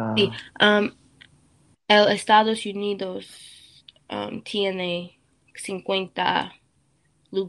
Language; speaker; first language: Spanish; non-native, learner; English